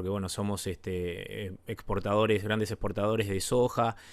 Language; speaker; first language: Spanish; native; Spanish